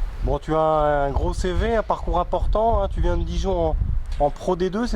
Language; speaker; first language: French; native; French